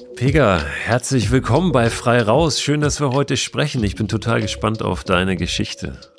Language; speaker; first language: German; native; German